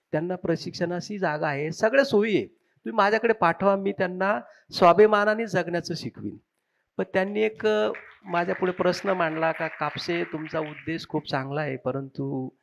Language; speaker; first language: Marathi; native; Marathi